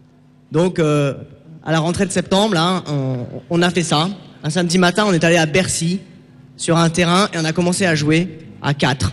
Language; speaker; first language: French; native; French